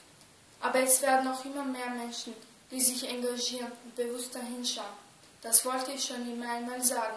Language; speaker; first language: German; early bilingual, other home language; Turkish